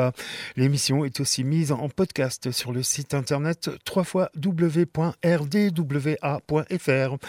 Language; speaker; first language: French; native; French